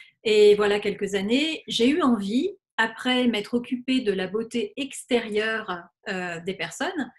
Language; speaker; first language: French; native; French